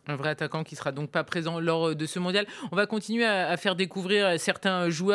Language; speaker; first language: French; native; French